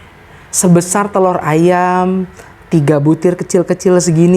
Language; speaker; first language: Malay; native; Malay